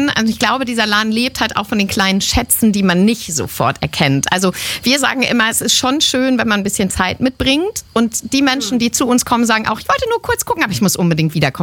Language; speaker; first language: German; native; German